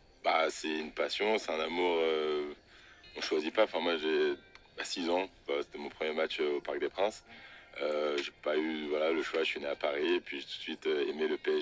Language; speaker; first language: French; native; French